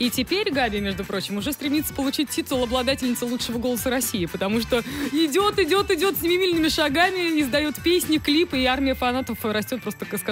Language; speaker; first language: Russian; native; Russian